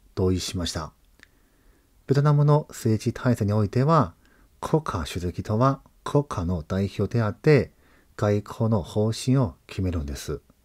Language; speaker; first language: Japanese; non-native, fluent; Chinese